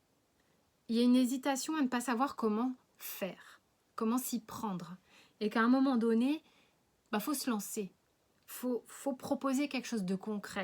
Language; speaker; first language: French; native; French